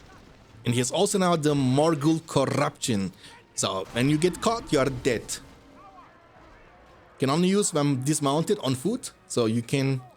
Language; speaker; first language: English; non-native, fluent; German